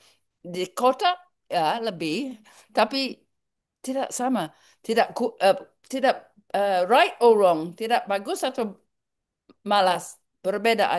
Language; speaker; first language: Indonesian; non-native, learner; English